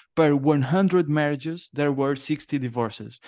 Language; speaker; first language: English; non-native, learner; Portuguese